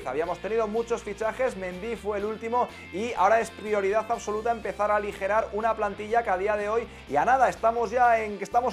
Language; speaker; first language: Spanish; native; Spanish